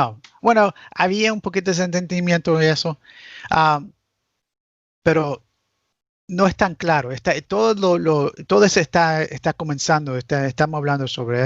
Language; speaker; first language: Spanish; early bilingual, heritage; Spanish